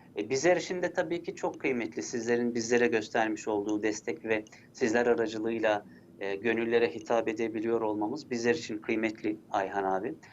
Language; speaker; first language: Turkish; early bilingual, heritage; Turkish